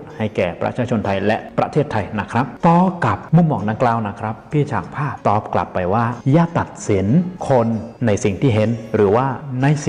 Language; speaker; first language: Thai; native; Thai